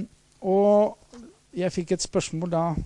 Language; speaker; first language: Norwegian; non-native, fluent; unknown